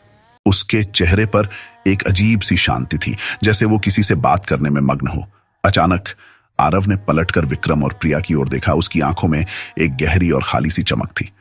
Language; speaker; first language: Hindi; native; Hindi